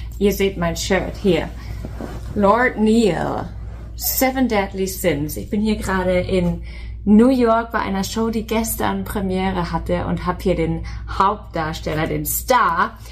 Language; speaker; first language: German; native; German